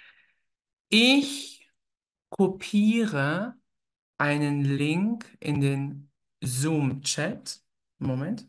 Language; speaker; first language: German; native; German